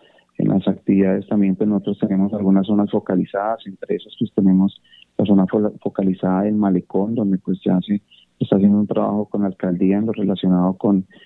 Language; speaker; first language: Spanish; native; Spanish